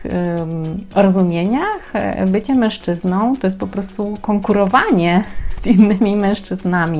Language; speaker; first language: Polish; native; Polish